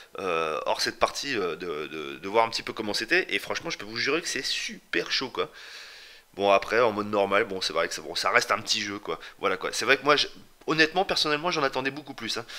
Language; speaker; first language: French; native; French